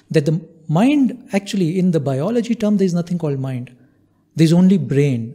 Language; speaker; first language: English; non-native, local second language; Hindi